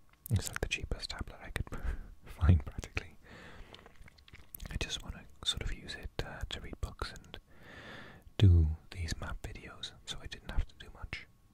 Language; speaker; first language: English; native; English